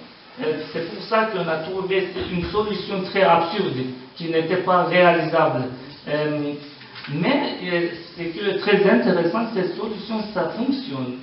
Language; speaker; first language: French; non-native, learner; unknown